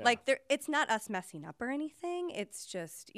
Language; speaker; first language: English; native; English